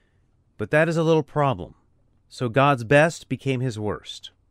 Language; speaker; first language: English; native; English